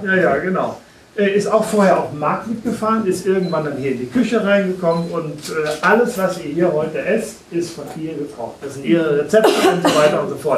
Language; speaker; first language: German; native; German